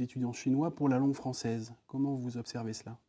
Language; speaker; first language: French; native; French